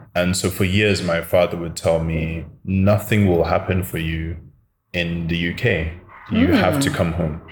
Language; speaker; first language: English; native; English